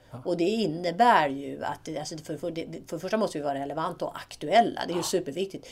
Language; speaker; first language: Swedish; native; Swedish